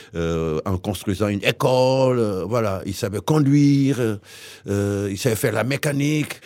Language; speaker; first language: French; non-native, local second language; Wolof